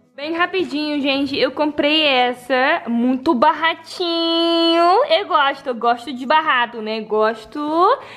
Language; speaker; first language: Portuguese; non-native, learner; Dutch